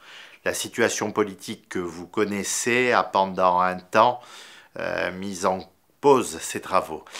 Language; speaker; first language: French; native; French